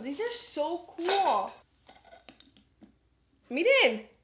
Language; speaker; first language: English; early bilingual, other home language; Spanish